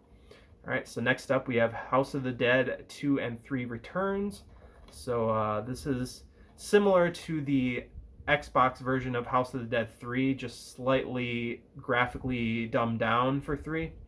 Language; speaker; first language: English; native; English